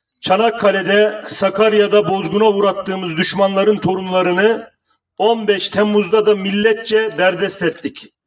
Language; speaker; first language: Turkish; native; Turkish